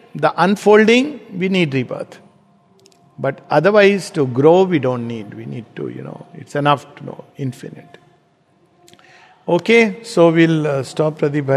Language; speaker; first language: English; non-native, local second language; Hindi